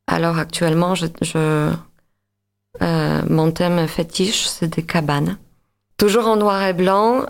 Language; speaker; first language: French; non-native, fluent; Polish